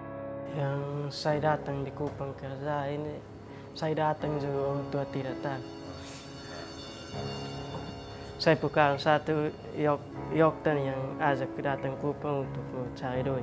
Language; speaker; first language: Indonesian; non-native, local second language; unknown